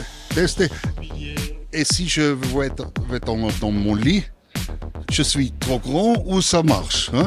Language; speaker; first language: French; non-native, local second language; German